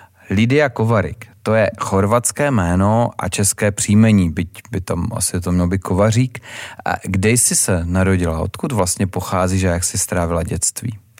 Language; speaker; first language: Czech; native; Czech